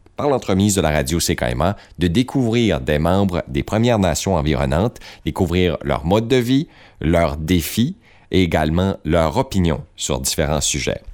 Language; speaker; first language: French; native; French